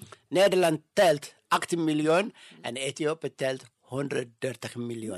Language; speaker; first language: Dutch; non-native, fluent; Amharic